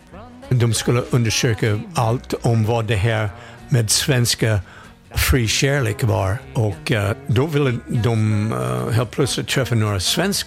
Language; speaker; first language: Swedish; non-native, fluent; English